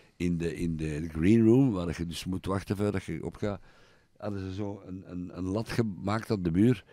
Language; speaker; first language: Dutch; native; Dutch